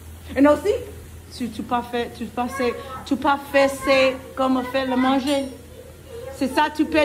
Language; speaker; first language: French; non-native, learner; English